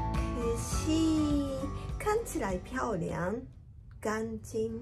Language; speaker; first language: Chinese; non-native, learner; Japanese